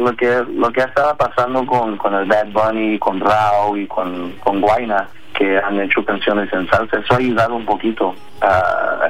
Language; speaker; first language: Spanish; early bilingual, heritage; Spanish